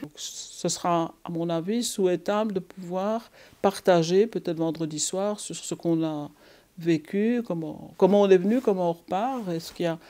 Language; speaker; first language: French; native; French